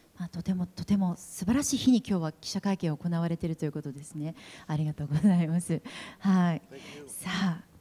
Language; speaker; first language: Japanese; native; Japanese